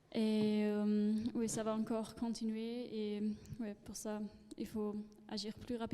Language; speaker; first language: French; non-native, local second language; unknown